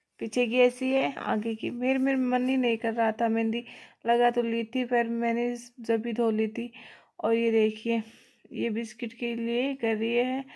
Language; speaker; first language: Hindi; native; Hindi